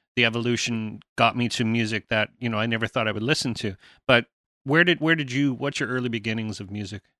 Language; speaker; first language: English; native; English